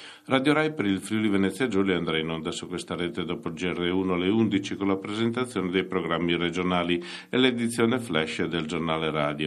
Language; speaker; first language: Italian; native; Italian